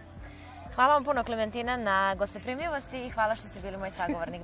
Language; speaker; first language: Serbian; native; Serbian